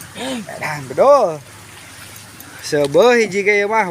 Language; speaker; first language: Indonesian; non-native, local second language; Sundanese